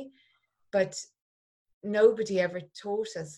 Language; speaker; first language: English; native; English